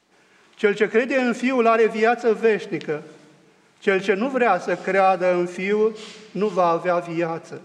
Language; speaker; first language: Romanian; native; Romanian